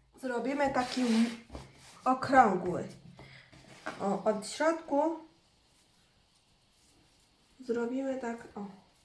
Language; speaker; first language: Polish; non-native, learner; Chinese